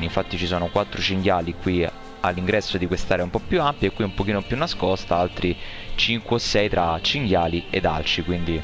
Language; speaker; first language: Italian; native; Italian